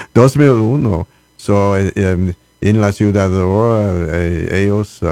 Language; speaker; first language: Spanish; non-native, learner; English